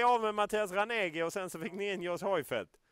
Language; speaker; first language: Swedish; native; Swedish